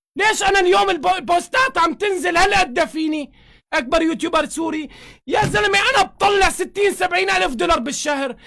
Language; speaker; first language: Arabic; native; Arabic